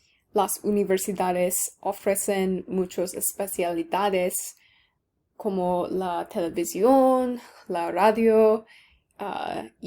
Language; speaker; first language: Spanish; non-native, learner; English